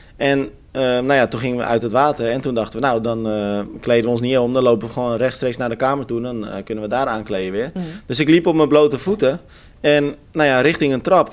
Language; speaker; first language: Dutch; native; Dutch